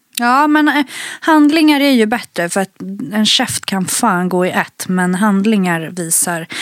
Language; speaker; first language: Swedish; early bilingual, other home language; Spanish